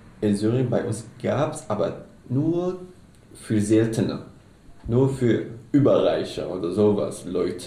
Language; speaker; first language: German; non-native, learner; Arabic